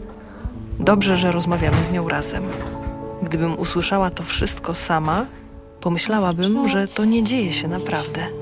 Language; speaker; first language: Polish; native; Polish